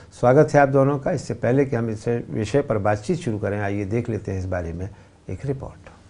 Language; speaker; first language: Hindi; native; Hindi